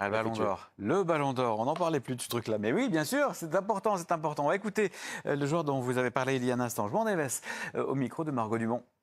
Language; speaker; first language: French; native; French